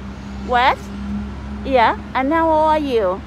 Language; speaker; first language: English; non-native, learner; Vietnamese